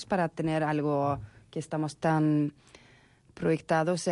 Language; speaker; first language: Spanish; non-native, fluent; Swedish